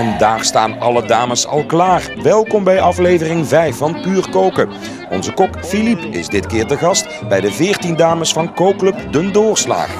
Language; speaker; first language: Dutch; native; Dutch